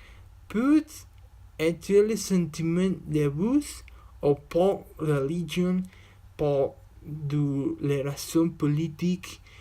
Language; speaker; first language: French; non-native, learner; Spanish